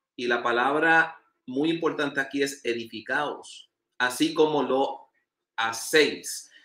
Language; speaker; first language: Spanish; early bilingual, heritage; Spanish